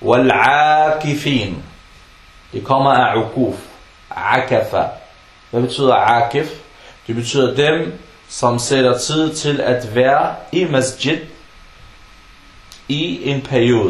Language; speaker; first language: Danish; non-native, fluent; Arabic